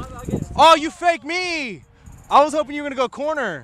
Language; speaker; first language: English; native; English